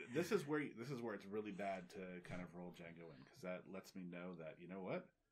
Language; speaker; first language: English; native; English